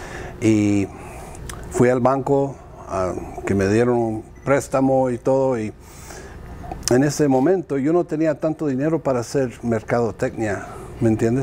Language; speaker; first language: Spanish; early bilingual, heritage; Spanish